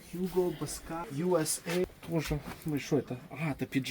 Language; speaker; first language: Russian; early bilingual, heritage; Russian